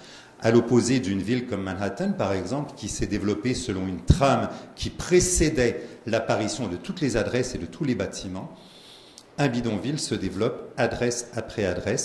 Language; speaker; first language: French; native; French